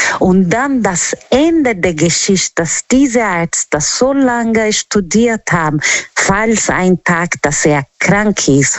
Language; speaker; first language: German; non-native, learner; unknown